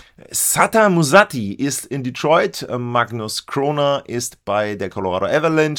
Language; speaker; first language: German; native; German